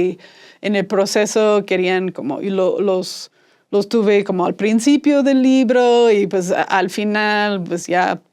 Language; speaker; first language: Spanish; non-native, fluent; English